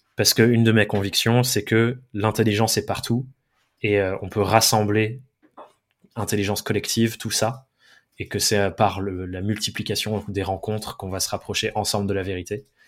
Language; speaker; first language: French; early bilingual, other home language; English